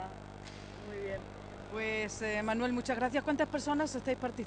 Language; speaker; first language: Spanish; native; Spanish